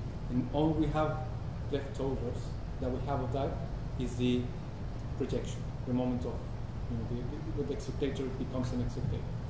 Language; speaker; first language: English; early bilingual, other home language; Spanish